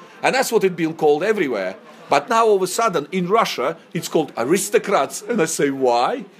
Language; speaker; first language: English; non-native, fluent; Russian